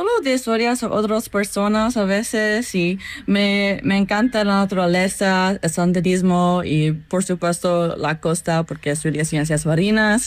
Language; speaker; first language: Spanish; non-native, learner; English